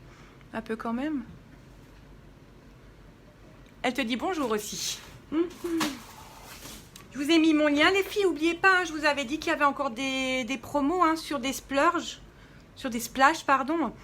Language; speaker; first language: French; native; French